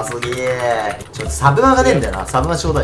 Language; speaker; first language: Japanese; native; Japanese